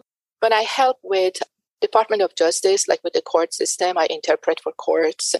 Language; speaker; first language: English; non-native, fluent; Persian